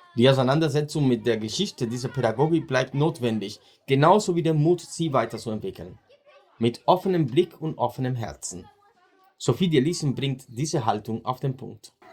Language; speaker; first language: German; native; German